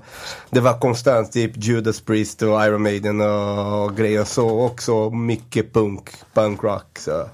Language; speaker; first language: Swedish; non-native, fluent; Portuguese